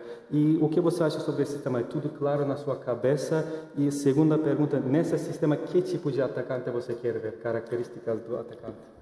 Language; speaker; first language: Portuguese; non-native, fluent; Turkish